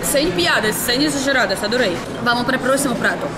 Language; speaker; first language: Portuguese; non-native, learner; Russian